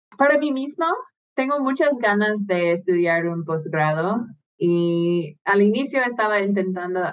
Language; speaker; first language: Spanish; non-native, fluent; English